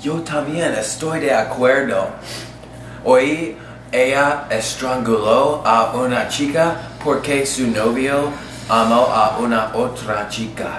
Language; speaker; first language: Spanish; non-native, learner; English